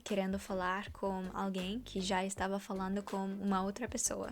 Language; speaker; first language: Portuguese; non-native, fluent; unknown